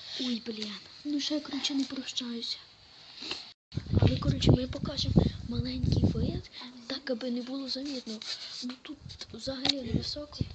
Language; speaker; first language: Ukrainian; native; Ukrainian